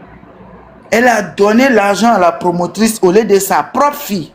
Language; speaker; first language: French; non-native, local second language; Bambara